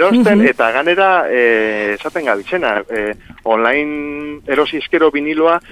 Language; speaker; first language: Basque; native; Basque